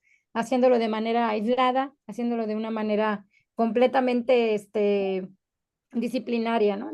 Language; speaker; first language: Spanish; native; Spanish